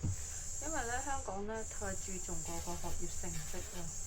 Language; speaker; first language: Cantonese; native; Cantonese